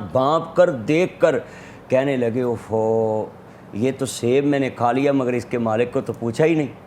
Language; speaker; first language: Urdu; non-native, local second language; Punjabi